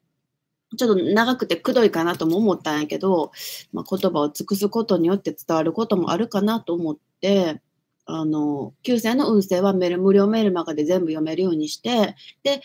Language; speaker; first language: Japanese; native; Japanese